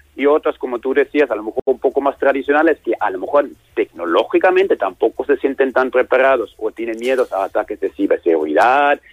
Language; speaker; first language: Spanish; non-native, fluent; German